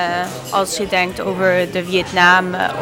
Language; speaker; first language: Dutch; non-native, learner; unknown